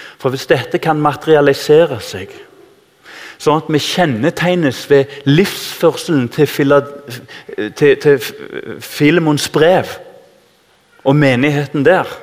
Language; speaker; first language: Norwegian; native; Norwegian